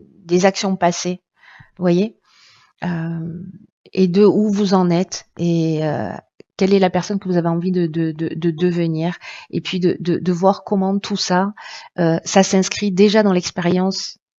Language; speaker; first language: French; native; French